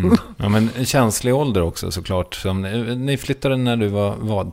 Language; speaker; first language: Swedish; native; Swedish